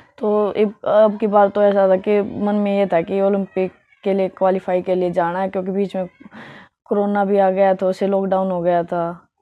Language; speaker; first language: Hindi; native; Hindi